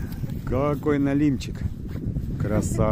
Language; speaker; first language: Russian; native; Russian